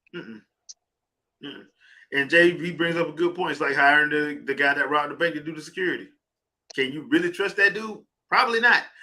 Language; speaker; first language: English; native; English